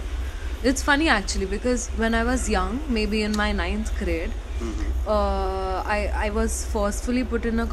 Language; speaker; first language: English; non-native, local second language; Gujarati